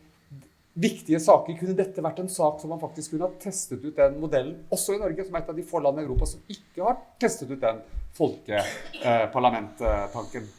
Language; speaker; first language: Norwegian; native; Norwegian